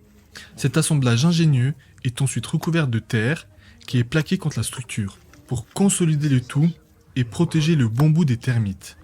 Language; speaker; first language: French; native; French